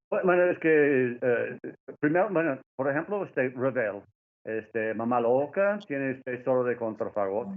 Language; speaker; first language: Spanish; non-native, fluent; English